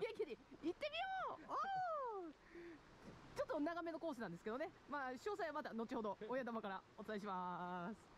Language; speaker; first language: Japanese; native; Japanese